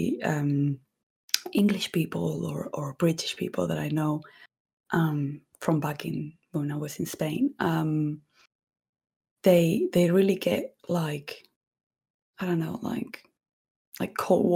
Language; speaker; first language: English; non-native, fluent; Spanish